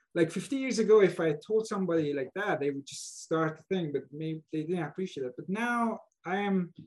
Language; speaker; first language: English; non-native, fluent; Persian